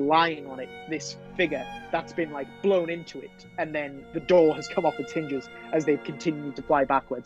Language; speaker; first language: English; native; English